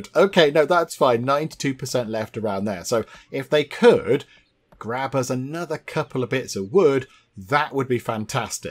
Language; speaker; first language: English; native; English